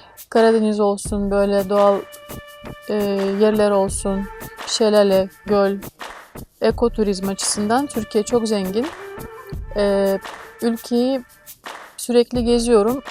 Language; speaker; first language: Turkish; non-native, fluent; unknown